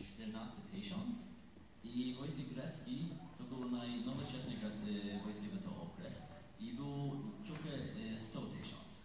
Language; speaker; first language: Polish; non-native, learner; English